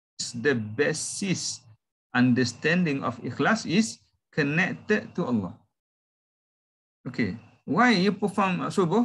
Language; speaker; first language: English; non-native, local second language; Malay